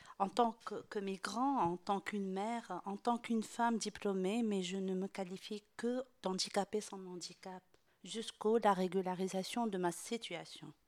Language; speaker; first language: French; non-native, local second language; Arabic